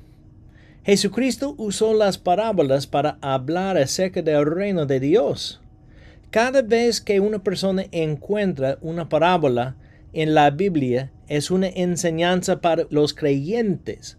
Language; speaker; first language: Spanish; non-native, fluent; English